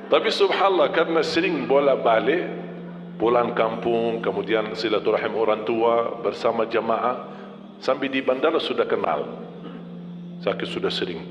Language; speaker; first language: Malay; non-native, fluent; Arabic